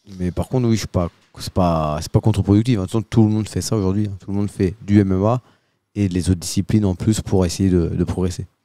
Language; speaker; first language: French; native; French